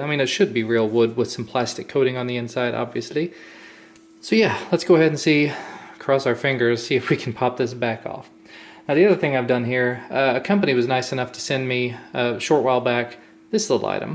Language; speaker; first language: English; native; English